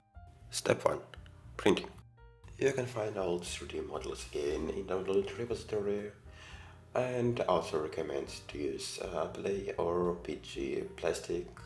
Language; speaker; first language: English; non-native, fluent; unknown